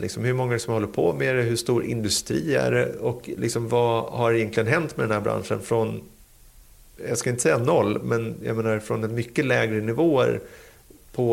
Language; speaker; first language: Swedish; native; Swedish